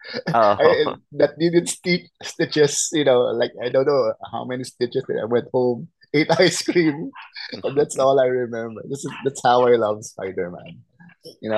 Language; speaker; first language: English; non-native, local second language; Filipino